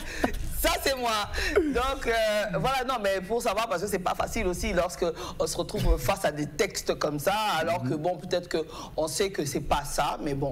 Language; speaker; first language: French; native; French